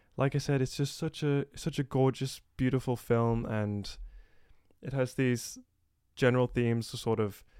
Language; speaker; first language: English; native; English